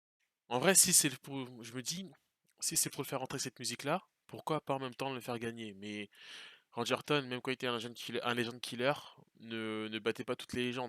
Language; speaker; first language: French; native; French